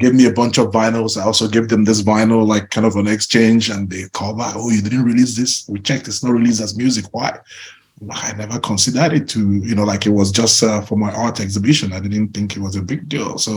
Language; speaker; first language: English; non-native, local second language; Igbo